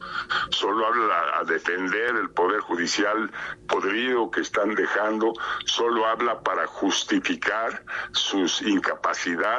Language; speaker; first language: Spanish; native; Spanish